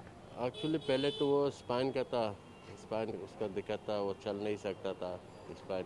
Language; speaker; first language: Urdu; non-native, learner; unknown